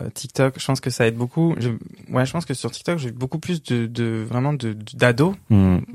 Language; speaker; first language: French; native; French